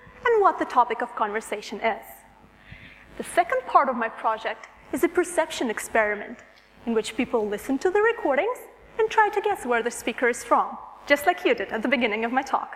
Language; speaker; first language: English; non-native, fluent; Russian